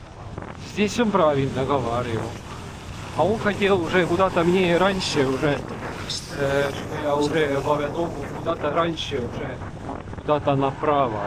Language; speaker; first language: Russian; non-native, local second language; Estonian